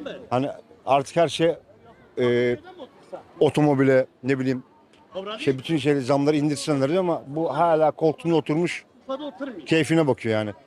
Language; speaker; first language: Turkish; native; Turkish